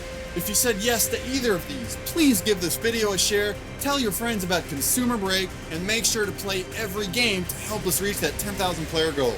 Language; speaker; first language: English; native; English